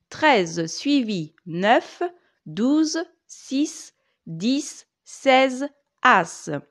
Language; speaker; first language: French; native; French